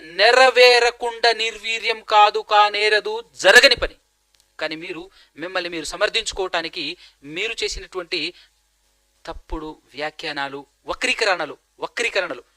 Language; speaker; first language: Telugu; native; Telugu